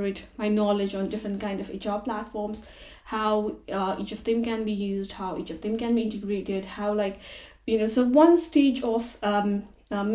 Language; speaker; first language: English; non-native, local second language; Nepali